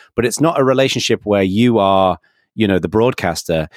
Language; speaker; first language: English; native; English